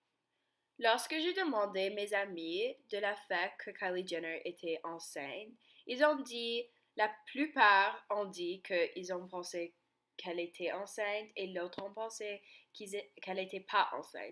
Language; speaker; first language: French; non-native, learner; English